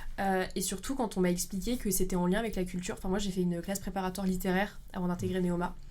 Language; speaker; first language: French; native; French